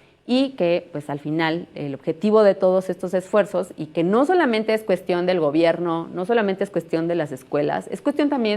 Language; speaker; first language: Spanish; native; Spanish